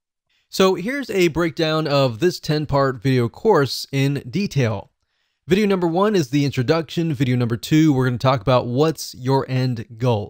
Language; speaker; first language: English; native; English